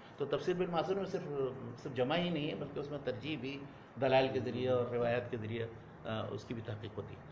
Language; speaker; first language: Urdu; native; Urdu